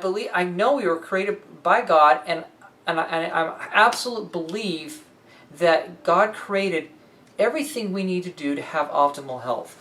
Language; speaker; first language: English; native; English